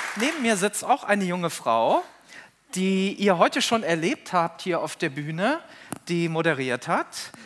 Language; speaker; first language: German; native; German